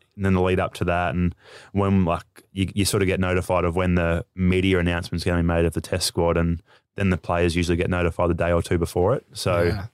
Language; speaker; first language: English; native; English